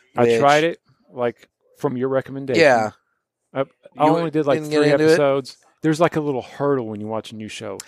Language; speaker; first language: English; early bilingual, other home language; Polish